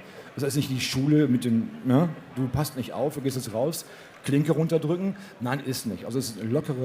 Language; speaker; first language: German; native; German